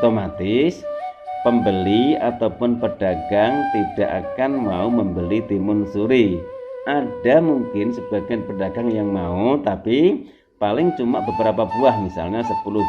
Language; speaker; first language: Indonesian; native; Indonesian